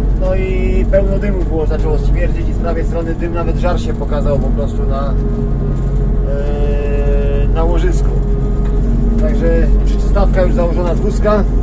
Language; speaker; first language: Polish; native; Polish